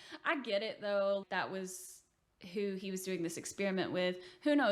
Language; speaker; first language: English; native; English